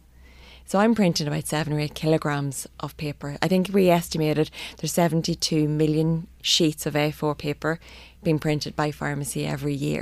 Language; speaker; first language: English; native; English